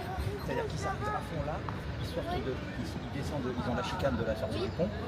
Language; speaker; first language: French; native; French